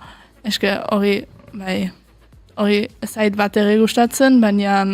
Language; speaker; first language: Basque; early bilingual, heritage; Basque